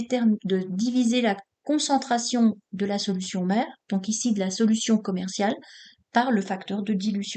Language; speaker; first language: French; native; French